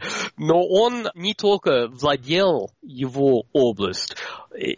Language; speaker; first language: Russian; non-native, fluent; English